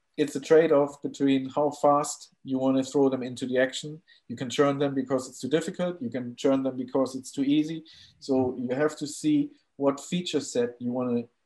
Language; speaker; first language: English; non-native, fluent; German